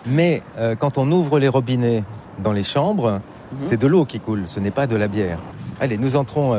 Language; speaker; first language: French; native; French